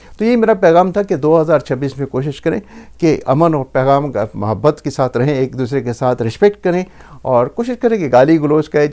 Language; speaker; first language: Urdu; native; Urdu